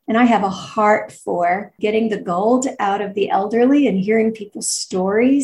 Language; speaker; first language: English; native; English